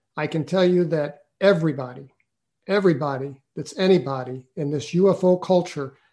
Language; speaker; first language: English; native; English